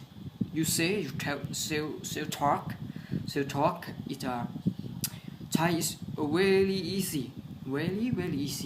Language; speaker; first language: English; non-native, learner; Thai